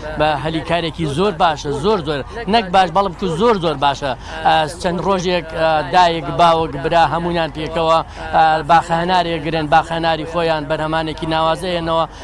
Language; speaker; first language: Central Kurdish; non-native, local second language; Gurani